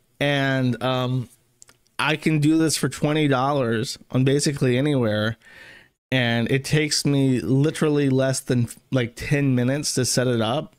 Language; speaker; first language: English; native; English